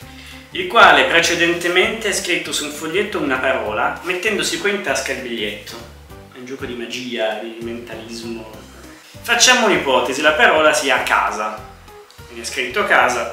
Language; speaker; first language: Italian; native; Italian